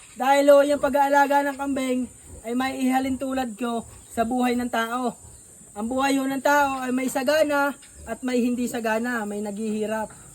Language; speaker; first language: Filipino; native; Filipino